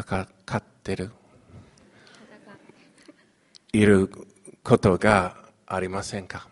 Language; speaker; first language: Japanese; non-native, fluent; Chinese